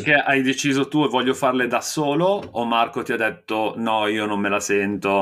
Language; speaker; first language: Italian; native; Italian